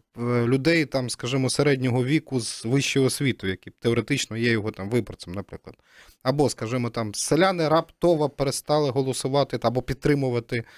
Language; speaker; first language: Ukrainian; native; Ukrainian